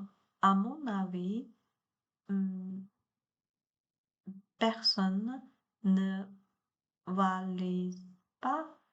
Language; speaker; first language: French; non-native, learner; Chinese